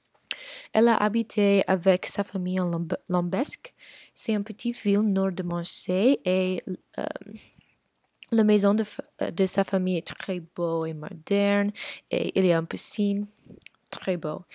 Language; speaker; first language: French; non-native, learner; English